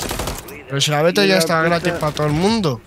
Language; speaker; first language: Spanish; native; Spanish